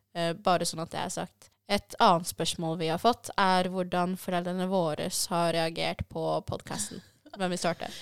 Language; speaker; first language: Norwegian; early bilingual, other home language; Persian